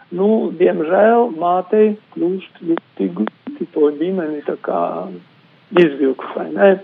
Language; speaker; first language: Latvian; non-native, local second language; Polish